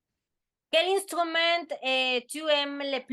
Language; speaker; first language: French; non-native, learner; Spanish